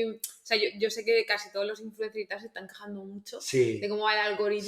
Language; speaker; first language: Spanish; native; Spanish